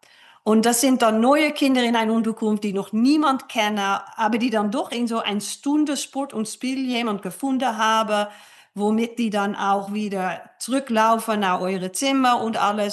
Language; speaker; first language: German; non-native, fluent; Dutch